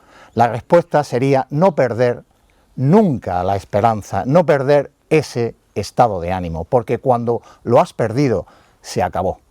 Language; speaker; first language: Spanish; native; Spanish